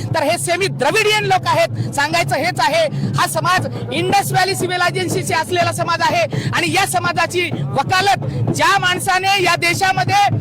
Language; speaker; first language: Marathi; non-native, local second language; Lambadi